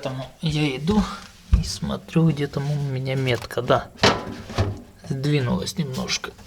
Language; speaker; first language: Russian; native; Russian